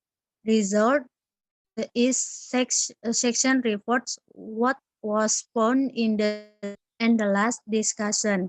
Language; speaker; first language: English; non-native, learner; Indonesian